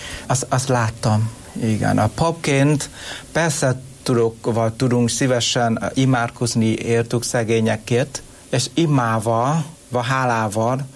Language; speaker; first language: Hungarian; non-native, learner; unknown